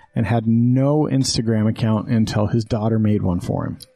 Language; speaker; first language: English; native; English